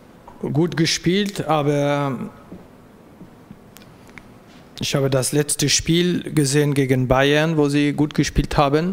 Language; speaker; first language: German; non-native, local second language; French